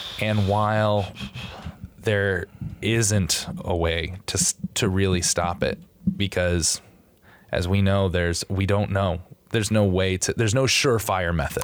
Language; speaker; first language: English; native; English